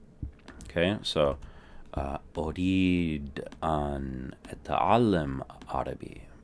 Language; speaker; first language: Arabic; non-native, fluent; English